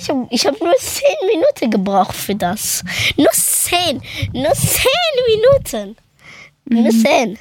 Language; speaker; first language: German; early bilingual, other home language; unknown